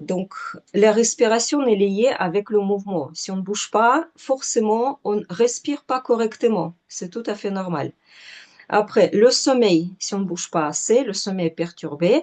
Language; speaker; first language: French; non-native, fluent; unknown